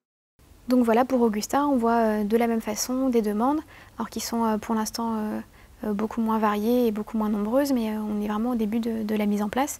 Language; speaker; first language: French; native; French